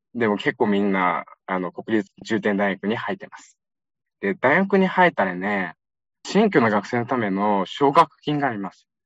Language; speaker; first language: Japanese; non-native, fluent; Uyghur